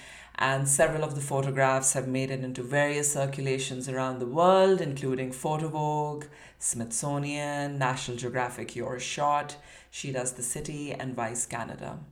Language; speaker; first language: English; non-native, local second language; Urdu